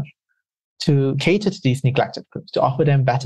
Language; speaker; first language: English; native; English